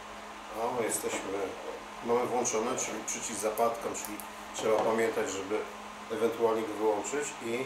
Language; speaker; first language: Polish; native; Polish